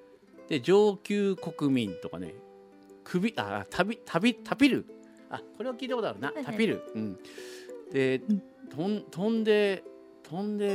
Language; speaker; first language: Japanese; native; Japanese